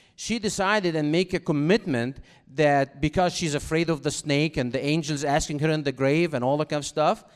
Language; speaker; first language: English; non-native, fluent; Arabic